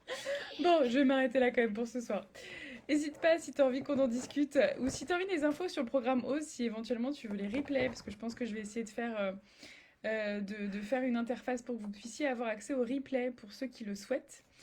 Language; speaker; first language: French; native; French